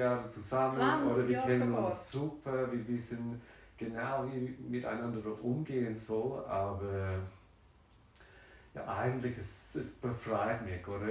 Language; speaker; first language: German; non-native, fluent; French